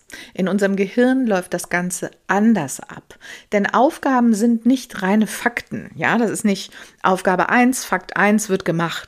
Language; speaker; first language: German; native; German